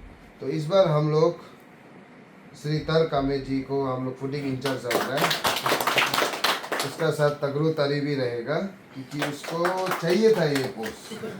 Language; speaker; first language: Hindi; non-native, local second language; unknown